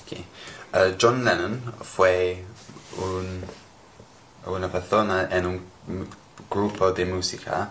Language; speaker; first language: Spanish; non-native, learner; English